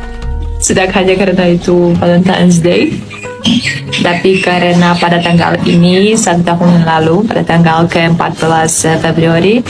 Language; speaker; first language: Indonesian; non-native, fluent; Polish